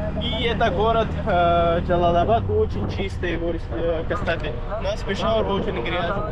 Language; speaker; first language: Russian; non-native, learner; Pashto